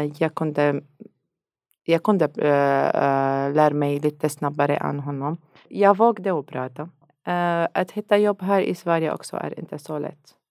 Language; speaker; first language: Swedish; non-native, learner; Arabic